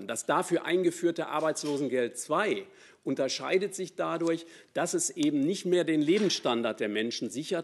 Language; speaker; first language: German; native; German